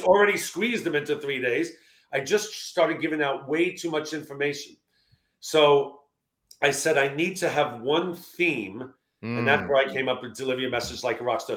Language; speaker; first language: English; native; English